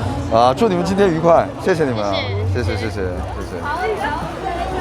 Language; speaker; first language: Chinese; non-native, fluent; Korean